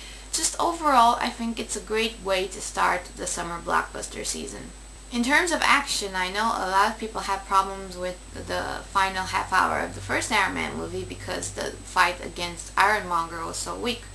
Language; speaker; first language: English; native; English